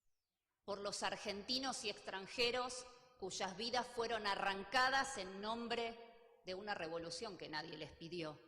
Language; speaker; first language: Spanish; native; Spanish